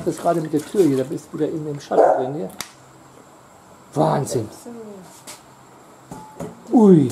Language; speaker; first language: German; native; German